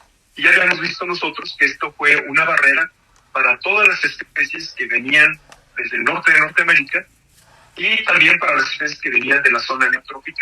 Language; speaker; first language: Spanish; native; Spanish